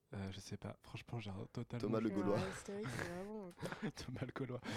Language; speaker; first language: French; native; French